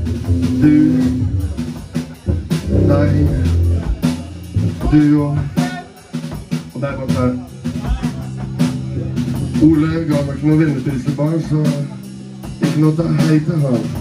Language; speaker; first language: Norwegian; native; Norwegian